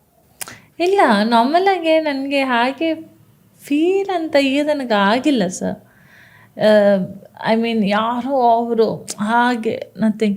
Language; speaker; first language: Kannada; non-native, local second language; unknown